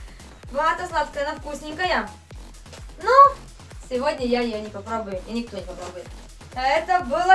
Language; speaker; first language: Russian; native; Russian